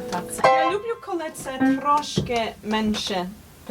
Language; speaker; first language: Ukrainian; early bilingual, heritage; English